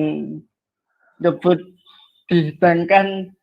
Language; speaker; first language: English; non-native, learner; Indonesian